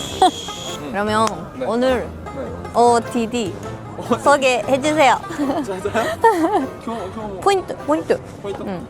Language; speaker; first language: Korean; non-native, learner; Japanese